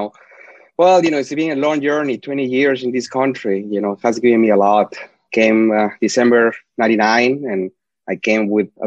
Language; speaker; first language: English; non-native, fluent; Spanish